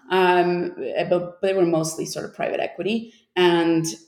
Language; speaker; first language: English; native; English